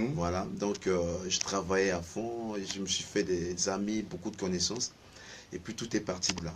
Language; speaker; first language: French; non-native, local second language; Sango